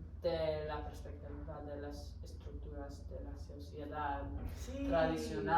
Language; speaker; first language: Spanish; non-native, learner; English